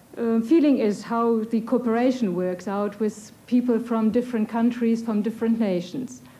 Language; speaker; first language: English; non-native, fluent; German